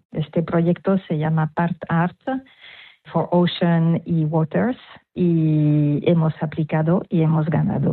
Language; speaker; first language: Spanish; non-native, fluent; French